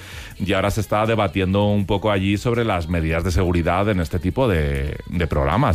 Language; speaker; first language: Spanish; native; Spanish